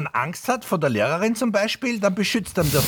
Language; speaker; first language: German; native; German